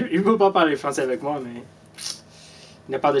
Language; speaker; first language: French; non-native, fluent; Spanish